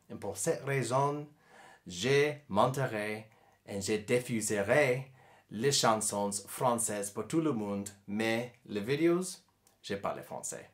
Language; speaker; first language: French; non-native, learner; English